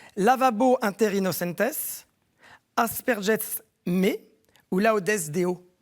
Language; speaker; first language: French; native; French